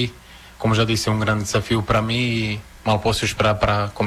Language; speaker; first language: Portuguese; non-native, fluent; Croatian